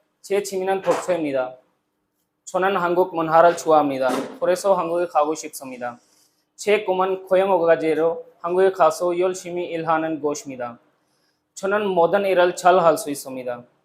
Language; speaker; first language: Korean; non-native, learner; Urdu